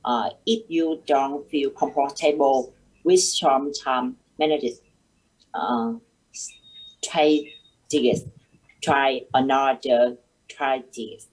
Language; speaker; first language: English; non-native, learner; Vietnamese